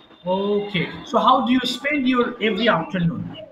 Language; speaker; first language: English; non-native, fluent; Bangla